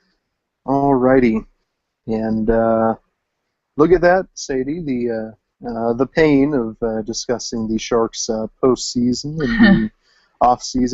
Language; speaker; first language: English; native; English